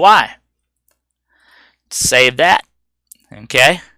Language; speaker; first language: English; native; English